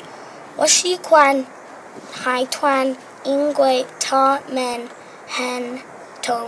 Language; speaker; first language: Chinese; non-native, learner; English